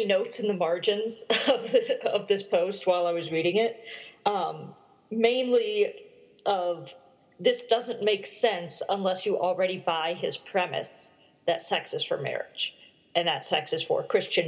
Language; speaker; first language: English; native; English